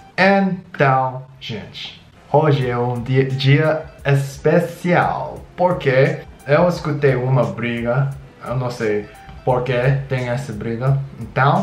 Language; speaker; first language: Portuguese; non-native, learner; English